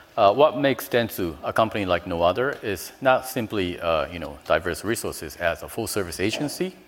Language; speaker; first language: English; non-native, fluent; Japanese